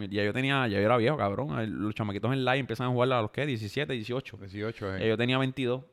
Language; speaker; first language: Spanish; native; Spanish